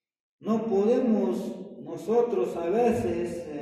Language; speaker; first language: Spanish; non-native, fluent; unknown